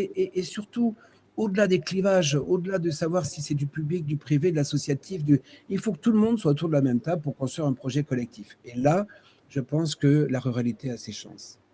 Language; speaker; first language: French; native; French